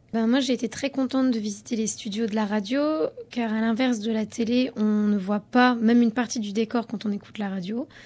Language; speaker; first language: French; early bilingual, heritage; French